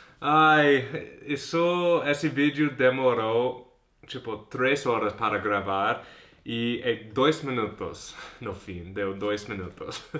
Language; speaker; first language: Portuguese; non-native, fluent; English